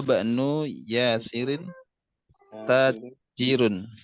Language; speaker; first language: Arabic; non-native, learner; Indonesian